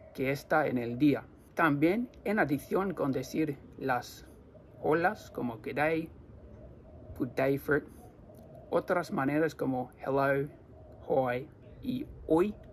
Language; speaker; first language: Spanish; non-native, learner; English